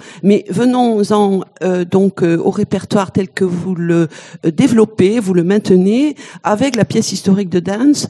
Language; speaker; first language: French; native; French